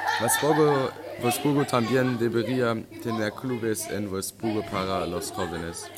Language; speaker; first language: Spanish; non-native, learner; German